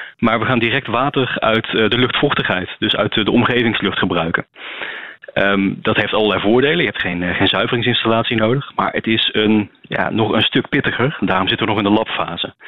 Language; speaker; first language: Dutch; native; Dutch